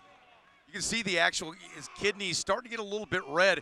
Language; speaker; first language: English; native; English